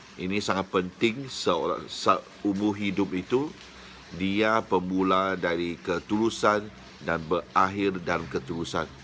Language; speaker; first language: Malay; non-native, local second language; Chinese